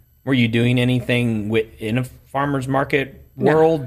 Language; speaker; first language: English; native; English